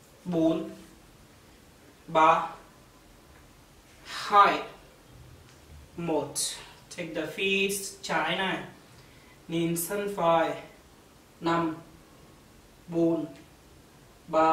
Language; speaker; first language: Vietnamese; non-native, learner; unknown